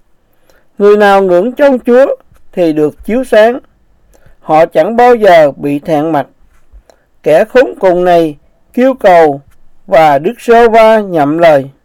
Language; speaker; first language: Vietnamese; native; Vietnamese